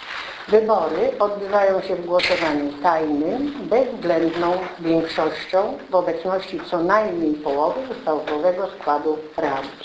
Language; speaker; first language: Polish; native; Polish